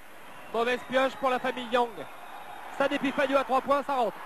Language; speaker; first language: French; native; French